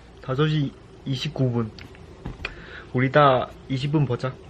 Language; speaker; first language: Korean; non-native, fluent; Chinese